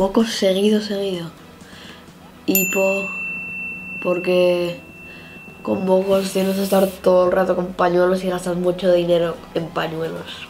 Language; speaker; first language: Spanish; early bilingual, heritage; Spanish